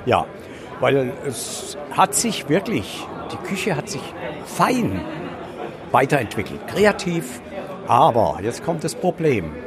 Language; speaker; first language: German; native; German